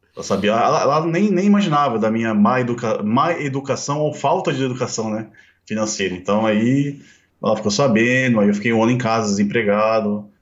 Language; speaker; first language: Portuguese; native; Portuguese